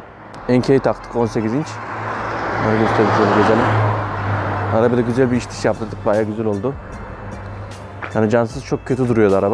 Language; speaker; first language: Turkish; native; Turkish